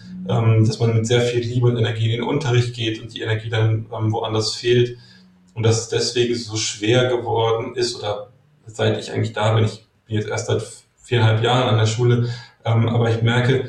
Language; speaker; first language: German; native; German